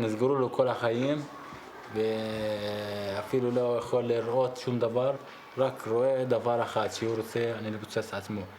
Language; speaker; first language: Hebrew; non-native, local second language; Arabic